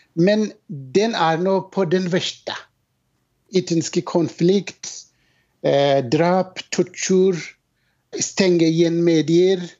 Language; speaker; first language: Norwegian; non-native, fluent; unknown